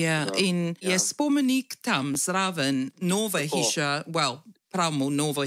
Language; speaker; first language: Slovenian; early bilingual, heritage; English